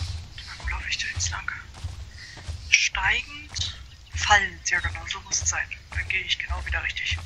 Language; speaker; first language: German; native; German